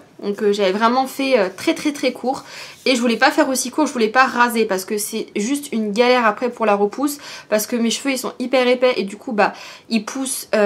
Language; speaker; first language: French; native; French